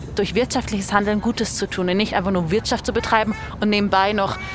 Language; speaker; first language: German; early bilingual, other home language; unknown